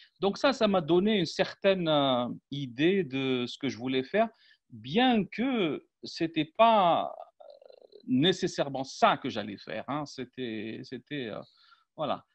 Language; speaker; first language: French; non-native, local second language; Arabic